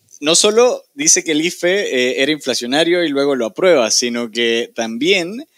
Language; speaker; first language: Spanish; native; Spanish